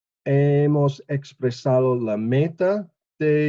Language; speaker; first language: Spanish; non-native, learner; English